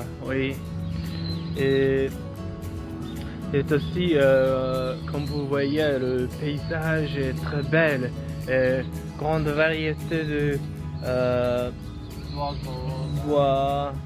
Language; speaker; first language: French; non-native, learner; Mongolian